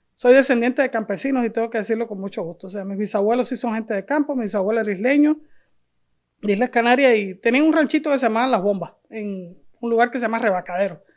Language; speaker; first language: Spanish; native; Spanish